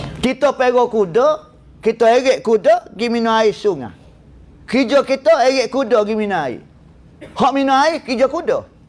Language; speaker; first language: Malay; native; Malay